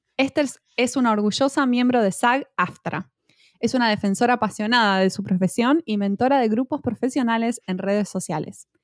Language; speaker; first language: Spanish; native; Spanish